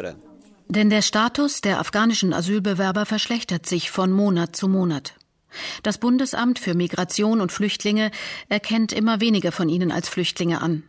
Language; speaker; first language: German; native; German